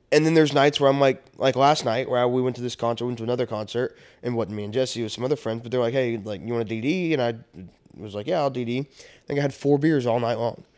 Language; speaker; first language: English; native; English